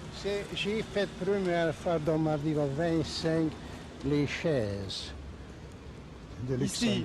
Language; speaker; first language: French; non-native, learner; Hungarian